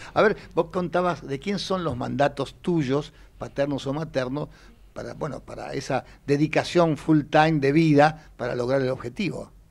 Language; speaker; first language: Spanish; native; Spanish